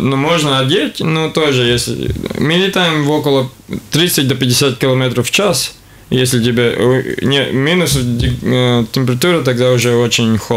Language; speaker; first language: Russian; non-native, local second language; Latvian